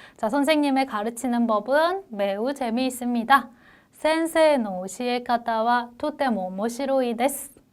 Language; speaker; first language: Korean; native; Korean